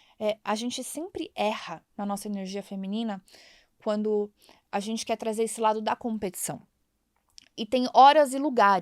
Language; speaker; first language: Portuguese; native; Portuguese